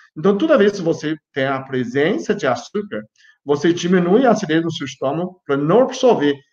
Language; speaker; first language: Portuguese; non-native, fluent; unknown